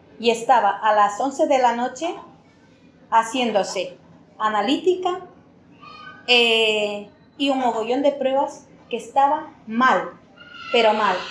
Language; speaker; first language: Spanish; native; Spanish